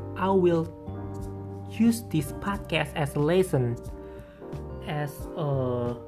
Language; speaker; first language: English; non-native, fluent; Indonesian